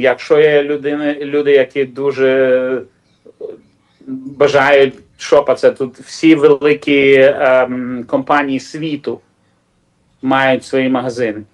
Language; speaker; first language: Ukrainian; non-native, local second language; Russian